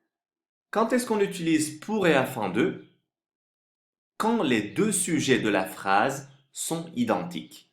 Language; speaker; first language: French; non-native, fluent; Turkish